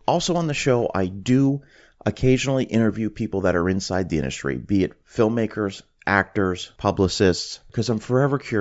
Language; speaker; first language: English; native; English